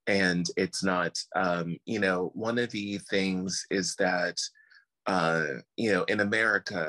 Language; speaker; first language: English; native; English